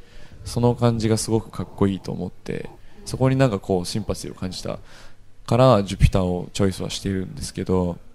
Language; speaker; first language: Japanese; native; Japanese